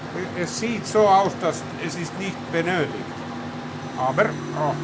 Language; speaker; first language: German; non-native, learner; Finnish